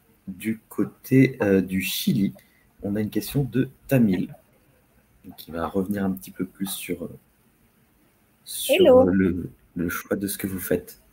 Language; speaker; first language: French; native; French